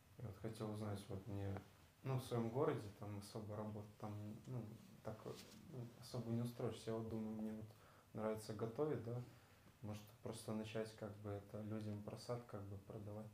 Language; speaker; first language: Russian; native; Russian